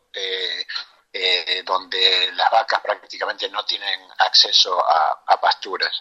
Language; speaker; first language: Spanish; native; Spanish